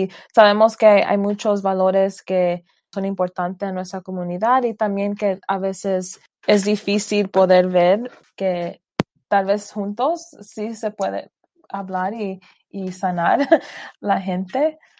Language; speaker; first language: Spanish; early bilingual, heritage; Spanish